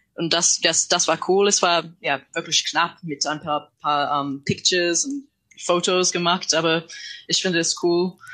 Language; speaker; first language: German; non-native, learner; English